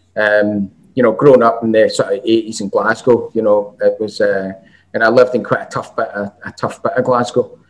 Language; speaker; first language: English; native; English